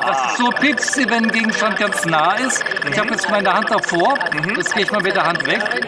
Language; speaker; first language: German; native; German